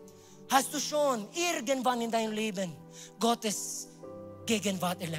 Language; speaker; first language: German; non-native, learner; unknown